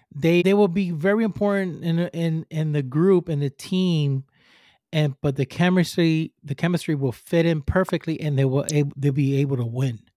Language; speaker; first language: English; non-native, fluent; Spanish